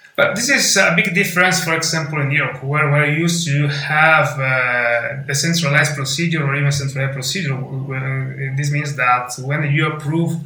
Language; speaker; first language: English; non-native, fluent; Italian